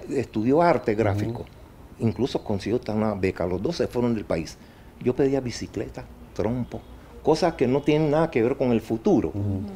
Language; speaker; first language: Spanish; native; Spanish